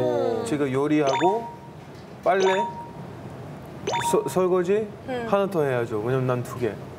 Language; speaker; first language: Korean; non-native, learner; English